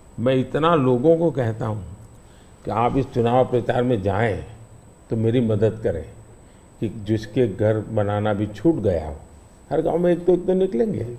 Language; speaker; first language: Hindi; non-native, local second language; Gujarati